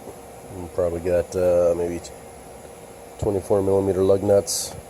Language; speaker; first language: English; native; English